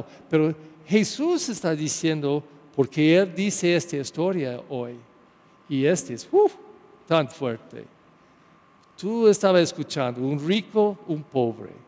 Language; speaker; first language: Spanish; non-native, learner; English